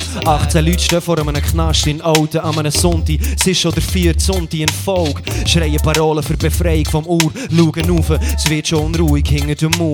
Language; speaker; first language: German; native; German